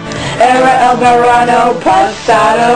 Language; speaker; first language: Spanish; non-native, learner; English